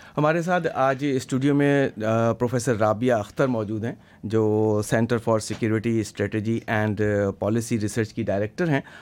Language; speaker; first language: Urdu; native; Urdu